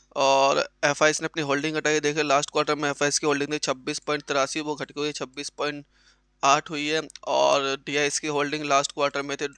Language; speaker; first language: Hindi; native; Hindi